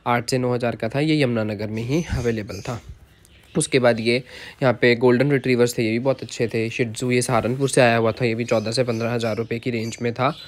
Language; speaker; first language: Hindi; native; Hindi